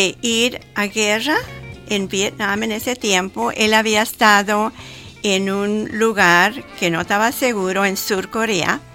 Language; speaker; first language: Spanish; early bilingual, heritage; Spanish